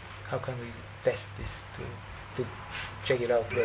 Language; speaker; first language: English; non-native, fluent; Bulgarian